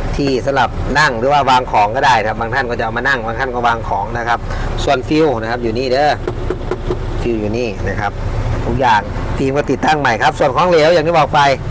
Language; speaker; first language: Thai; non-native, local second language; Northeastern Thai